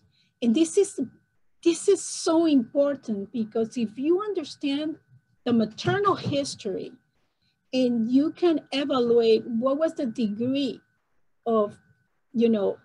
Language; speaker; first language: English; non-native, fluent; Spanish